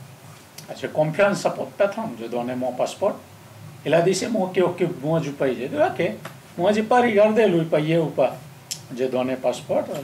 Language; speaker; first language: French; non-native, learner; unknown